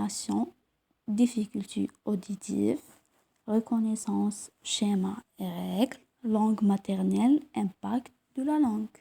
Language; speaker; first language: French; non-native, local second language; Arabic